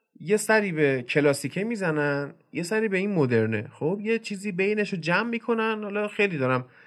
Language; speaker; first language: Persian; native; Persian